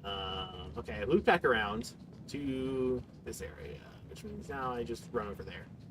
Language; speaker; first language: English; native; English